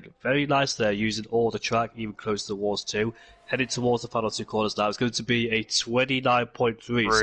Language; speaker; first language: English; native; English